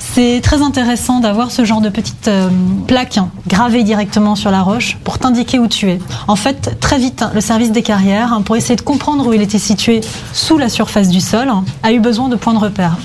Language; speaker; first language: French; native; French